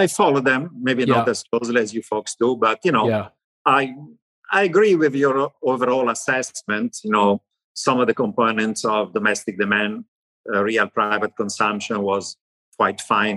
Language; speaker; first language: English; non-native, fluent; Italian